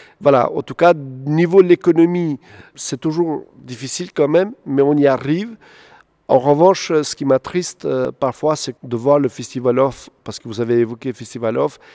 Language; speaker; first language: French; non-native, fluent; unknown